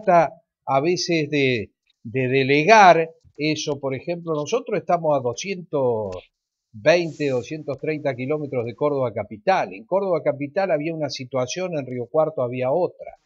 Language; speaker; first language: Spanish; native; Spanish